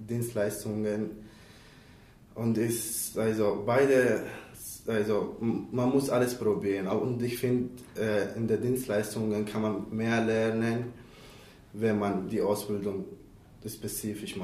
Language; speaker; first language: German; non-native, learner; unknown